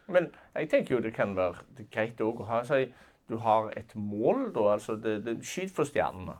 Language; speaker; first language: Norwegian; native; Norwegian